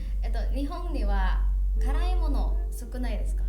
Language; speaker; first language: Japanese; non-native, learner; Indonesian